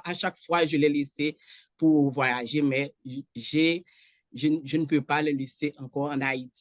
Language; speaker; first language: French; non-native, local second language; Haitian Creole